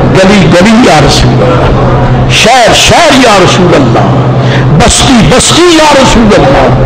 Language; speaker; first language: Urdu; non-native, local second language; Punjabi